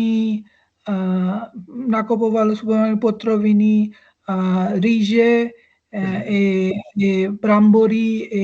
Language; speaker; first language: Czech; non-native, learner; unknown